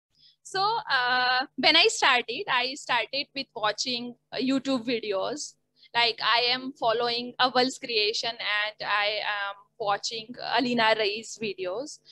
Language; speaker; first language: English; non-native, learner; Hindi